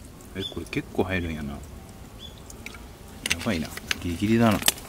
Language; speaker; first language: Japanese; native; Japanese